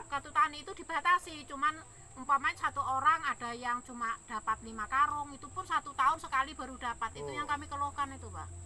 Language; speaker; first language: Indonesian; native; Indonesian